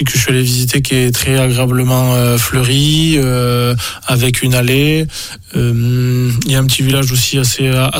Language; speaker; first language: French; native; French